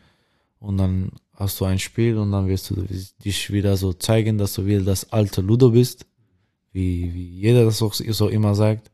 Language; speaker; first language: German; non-native, learner; Dutch